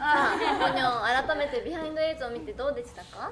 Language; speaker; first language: Japanese; native; Japanese